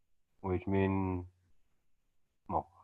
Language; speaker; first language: English; non-native, learner; Romanian